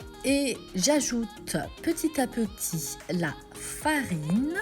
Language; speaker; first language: French; native; French